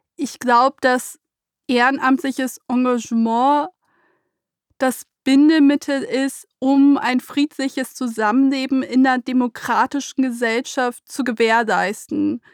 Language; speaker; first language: German; early bilingual, other home language; Persian